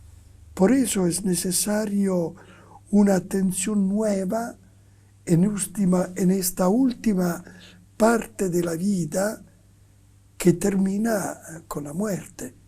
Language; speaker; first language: Spanish; non-native, fluent; Italian